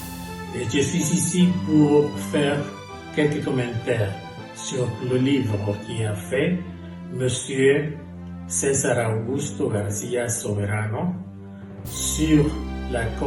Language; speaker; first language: French; non-native, fluent; Spanish